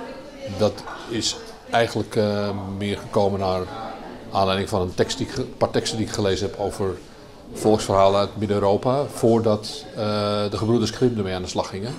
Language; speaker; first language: Dutch; native; Dutch